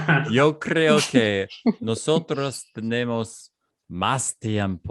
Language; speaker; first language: Spanish; non-native, fluent; English